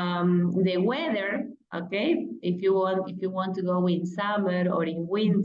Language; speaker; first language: English; non-native, fluent; Spanish